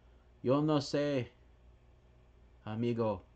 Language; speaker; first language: Spanish; non-native, learner; English